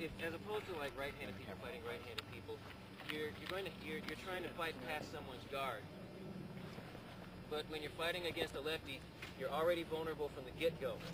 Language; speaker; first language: English; native; English